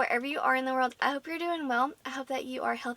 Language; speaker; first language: English; native; English